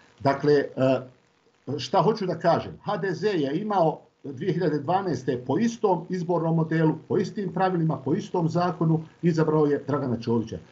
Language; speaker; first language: Croatian; native; Croatian